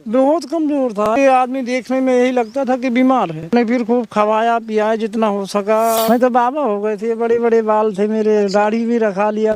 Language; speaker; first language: Hindi; native; Hindi